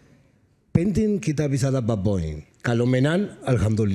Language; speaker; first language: Indonesian; non-native, fluent; Spanish